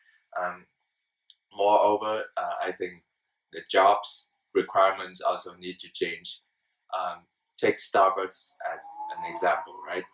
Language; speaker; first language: English; non-native, fluent; Vietnamese